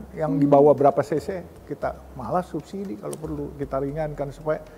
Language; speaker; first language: Indonesian; native; Indonesian